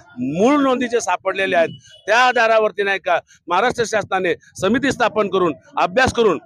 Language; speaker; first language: Marathi; non-native, local second language; Lambadi